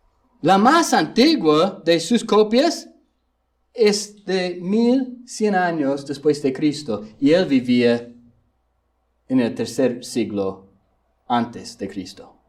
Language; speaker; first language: Spanish; non-native, fluent; English